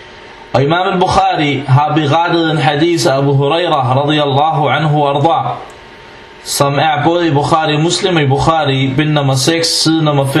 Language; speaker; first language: Danish; non-native, fluent; Arabic